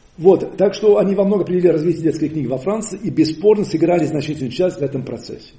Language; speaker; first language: Russian; non-native, fluent; Occitan